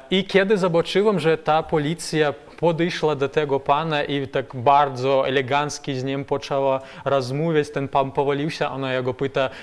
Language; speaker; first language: Polish; non-native, learner; Belarusian